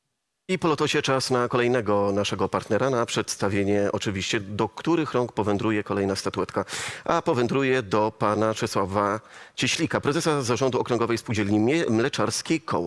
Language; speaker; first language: Polish; native; Polish